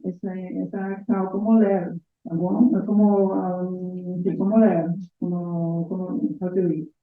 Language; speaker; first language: Portuguese; non-native, learner; Polish